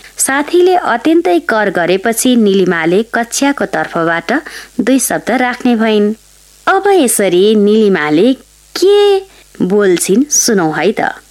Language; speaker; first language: Nepali; native; Nepali